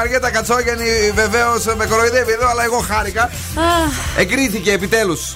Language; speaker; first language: Greek; native; Greek